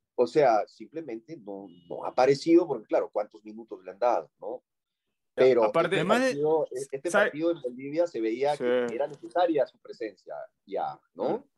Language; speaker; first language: Spanish; native; Spanish